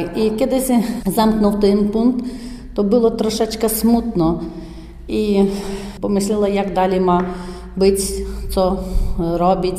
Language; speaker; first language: Polish; non-native, learner; Ukrainian